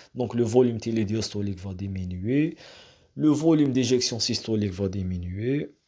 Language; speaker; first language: French; non-native, local second language; Arabic